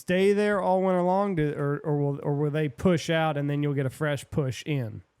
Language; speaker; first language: English; native; English